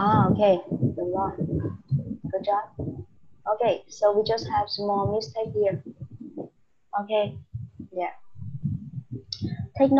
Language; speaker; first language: English; non-native, learner; Vietnamese